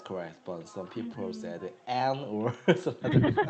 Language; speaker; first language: English; non-native, learner; Korean